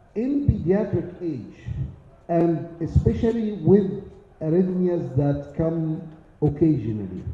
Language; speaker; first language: English; non-native, fluent; Arabic